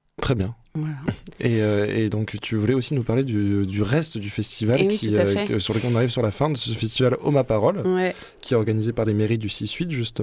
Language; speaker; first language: French; native; French